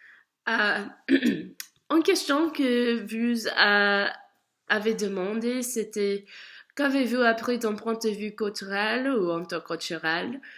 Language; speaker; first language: French; non-native, learner; English